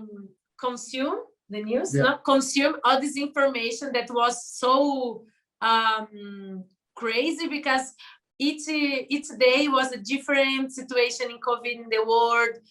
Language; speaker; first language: English; non-native, learner; Portuguese